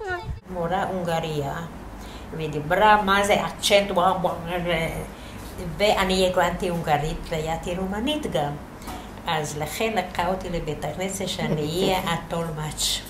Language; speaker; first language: Hebrew; non-native, fluent; Yiddish